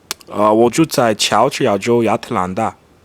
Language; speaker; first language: Chinese; non-native, learner; English